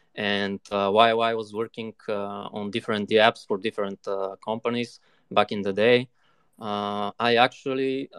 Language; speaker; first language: English; non-native, fluent; Bulgarian